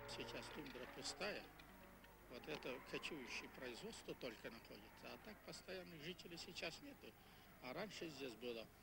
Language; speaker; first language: Russian; non-native, local second language; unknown